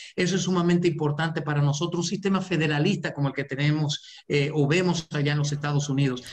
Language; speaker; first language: Spanish; early bilingual, heritage; Spanish